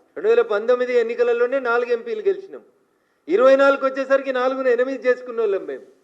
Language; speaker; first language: Telugu; native; Telugu